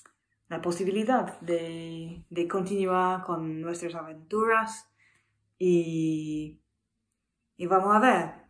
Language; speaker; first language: Spanish; non-native, learner; English